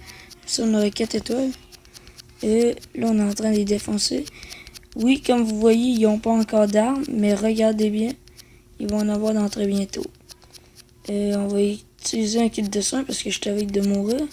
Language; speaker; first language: French; native; French